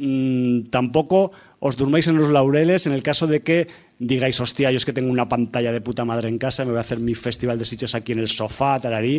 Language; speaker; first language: Spanish; native; Spanish